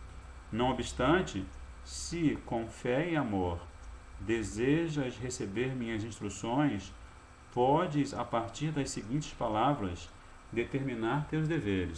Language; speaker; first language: Portuguese; native; Portuguese